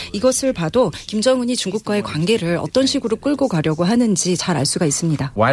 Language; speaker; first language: Korean; non-native, fluent; English